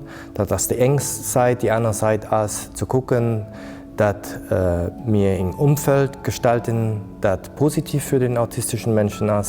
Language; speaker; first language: German; non-native, local second language; Luxembourgish